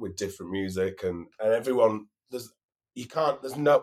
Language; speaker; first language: English; native; English